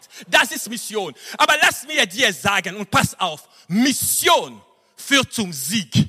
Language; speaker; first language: German; non-native, fluent; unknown